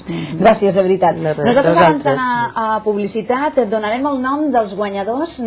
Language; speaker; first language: Catalan; native; Catalan